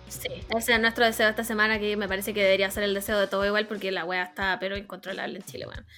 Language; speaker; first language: Spanish; native; Spanish